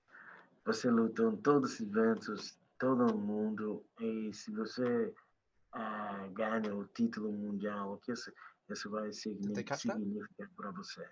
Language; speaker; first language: Portuguese; non-native, learner; English